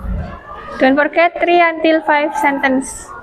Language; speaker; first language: English; non-native, learner; Indonesian